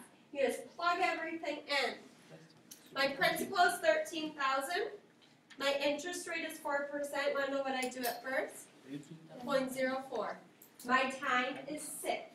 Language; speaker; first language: English; native; English